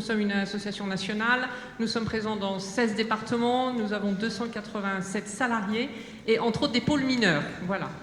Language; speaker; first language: French; native; French